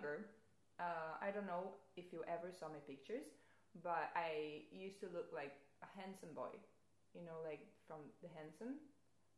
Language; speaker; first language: English; non-native, fluent; Portuguese